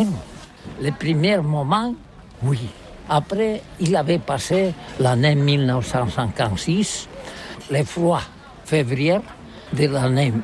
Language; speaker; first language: French; non-native, learner; Catalan